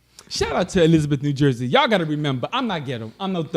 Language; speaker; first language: English; native; English